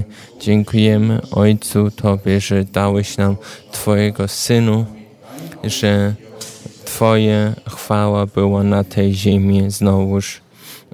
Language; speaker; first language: Polish; non-native, learner; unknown